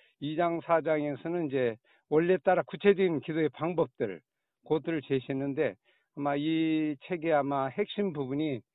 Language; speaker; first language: Korean; native; Korean